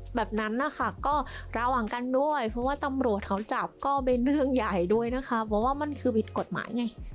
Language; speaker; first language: Thai; non-native, fluent; Vietnamese